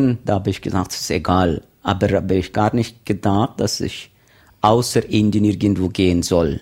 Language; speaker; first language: German; non-native, learner; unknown